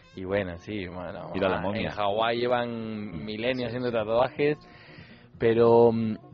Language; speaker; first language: Spanish; native; Spanish